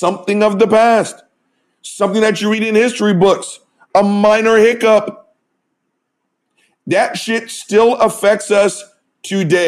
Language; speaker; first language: English; native; English